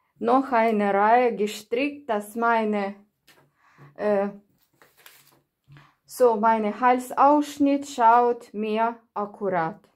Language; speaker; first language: German; non-native, learner; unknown